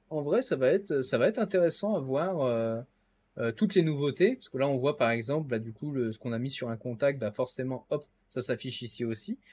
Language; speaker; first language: French; native; French